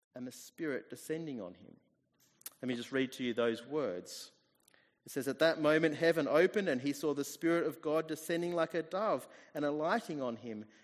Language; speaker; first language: English; native; English